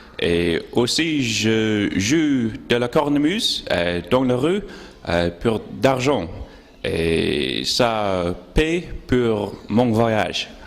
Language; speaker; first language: French; non-native, learner; English